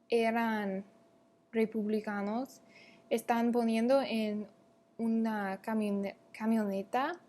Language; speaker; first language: Spanish; non-native, learner; English